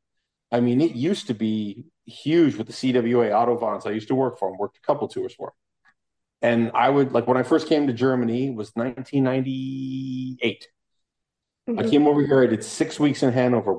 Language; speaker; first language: English; native; English